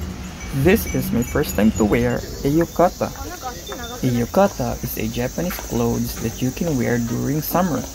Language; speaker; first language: English; non-native, local second language; Filipino